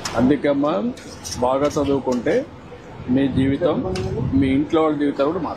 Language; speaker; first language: Telugu; native; Telugu